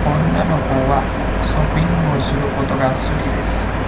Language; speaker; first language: Japanese; non-native, learner; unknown